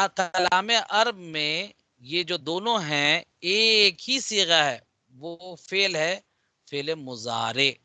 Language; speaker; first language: Urdu; native; Urdu